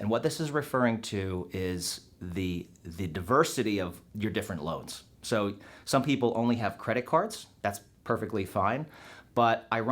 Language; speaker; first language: English; native; English